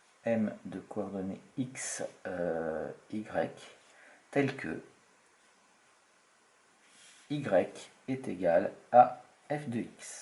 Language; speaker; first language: French; native; French